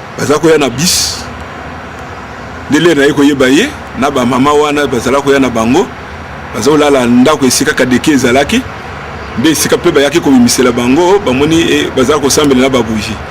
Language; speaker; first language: Lingala; non-native, local second language; Luba-Lulua